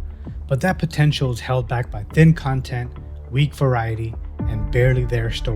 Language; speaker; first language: English; native; English